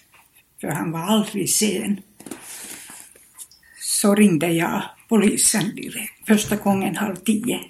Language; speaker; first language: Swedish; non-native, fluent; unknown